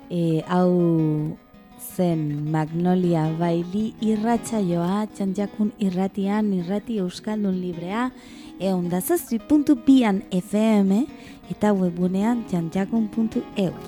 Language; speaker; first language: Basque; non-native, local second language; Spanish